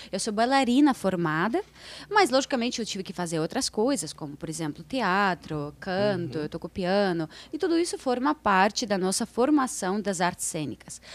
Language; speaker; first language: Portuguese; non-native, fluent; Russian